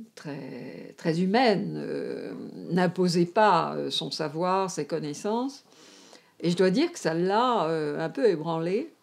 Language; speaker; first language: French; native; French